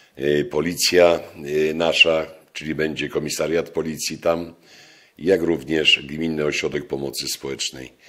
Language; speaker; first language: Polish; native; Polish